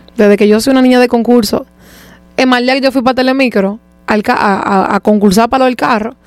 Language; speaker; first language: Spanish; native; Spanish